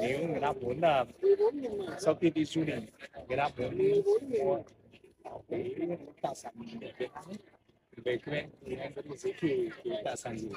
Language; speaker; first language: Vietnamese; non-native, learner; Chinese